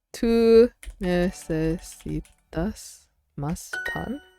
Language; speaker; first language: Spanish; non-native, learner; English